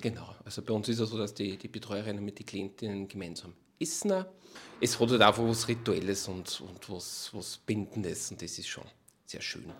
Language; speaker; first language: German; native; German